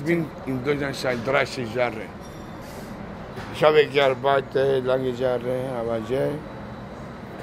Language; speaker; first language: German; non-native, learner; Spanish